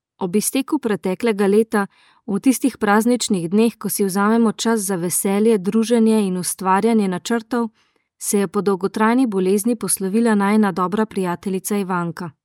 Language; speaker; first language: Slovenian; native; Slovenian